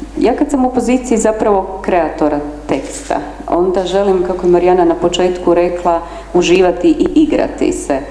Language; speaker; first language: Croatian; native; Croatian